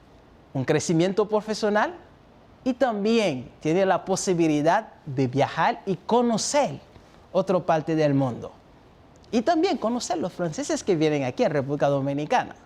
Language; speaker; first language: Spanish; non-native, fluent; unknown